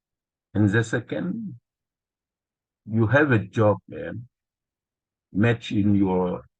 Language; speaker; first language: English; non-native, learner; Indonesian